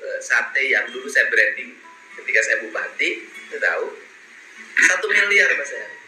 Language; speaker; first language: Indonesian; non-native, local second language; Sundanese